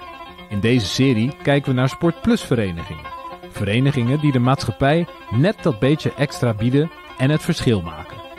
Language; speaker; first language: Dutch; native; Dutch